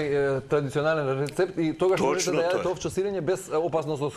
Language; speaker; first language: Macedonian; native; Macedonian